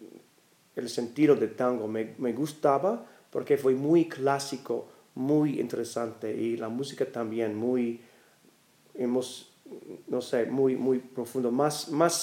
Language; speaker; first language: Spanish; non-native, learner; English